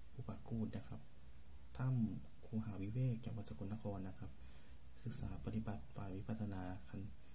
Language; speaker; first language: Thai; native; Thai